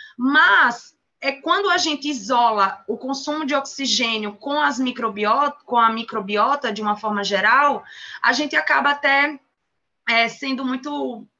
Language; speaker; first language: Portuguese; native; Portuguese